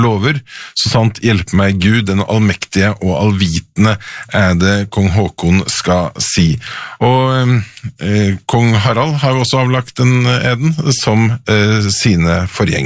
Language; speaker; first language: Norwegian; native; Norwegian